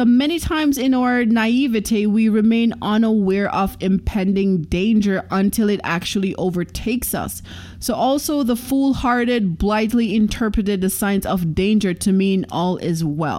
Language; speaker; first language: English; non-native, local second language; Jamaican Creole English